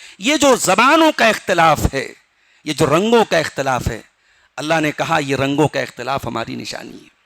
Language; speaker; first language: Urdu; native; Urdu